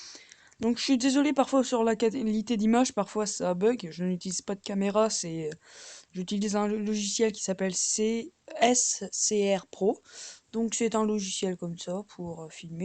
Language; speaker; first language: French; native; French